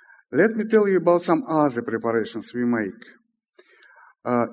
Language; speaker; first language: English; non-native, fluent; Russian